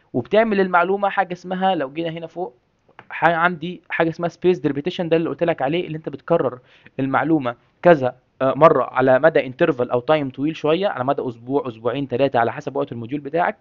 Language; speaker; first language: Arabic; native; Arabic